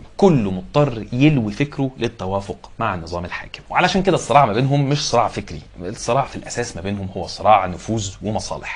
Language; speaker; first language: Arabic; native; Arabic